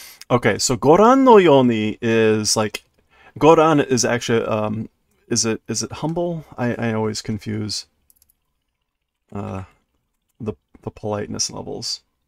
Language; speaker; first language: English; native; English